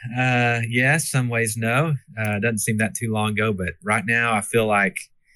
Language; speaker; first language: English; native; English